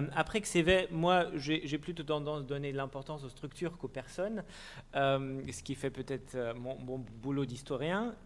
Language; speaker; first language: French; non-native, fluent; German